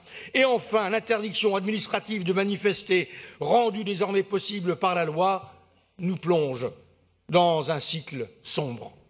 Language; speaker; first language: French; native; French